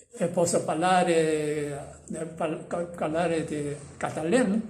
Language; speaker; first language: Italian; non-native, learner; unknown